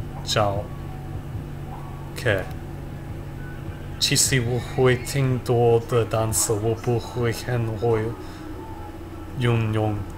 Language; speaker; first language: Chinese; non-native, learner; English